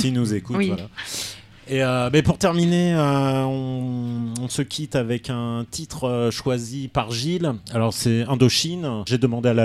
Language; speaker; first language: French; native; French